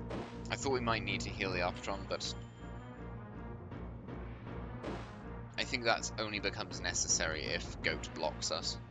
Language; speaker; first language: English; native; English